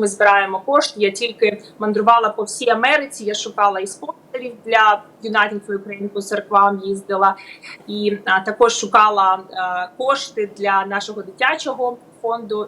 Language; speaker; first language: Ukrainian; native; Ukrainian